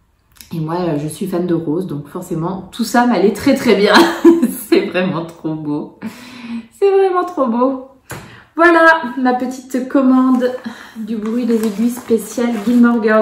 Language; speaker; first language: French; native; French